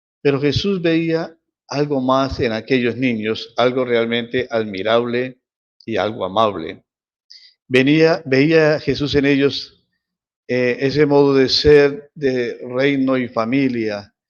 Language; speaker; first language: Spanish; native; Spanish